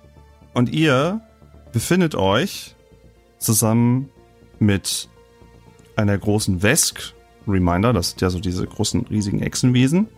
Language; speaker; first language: German; native; German